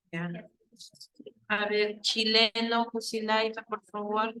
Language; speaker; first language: Spanish; native; Spanish